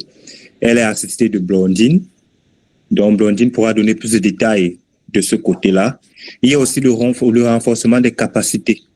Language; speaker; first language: French; native; French